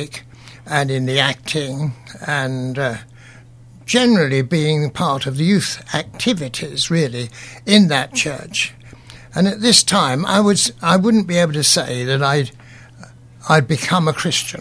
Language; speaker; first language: English; native; English